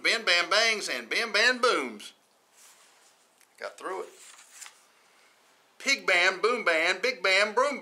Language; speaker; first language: English; native; English